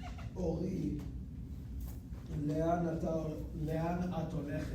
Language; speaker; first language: Hebrew; non-native, learner; English